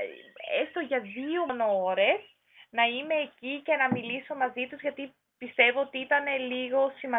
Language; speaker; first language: Greek; non-native, learner; German